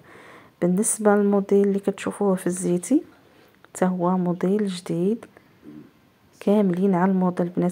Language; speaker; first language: Arabic; native; Arabic